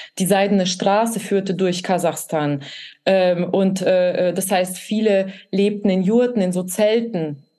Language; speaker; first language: German; early bilingual, other home language; Russian